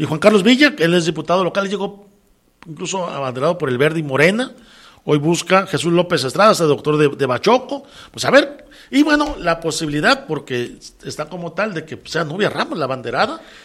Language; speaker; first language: Spanish; native; Spanish